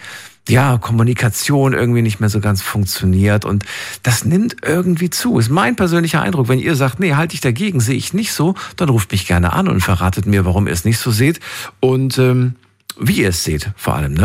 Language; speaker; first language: German; native; German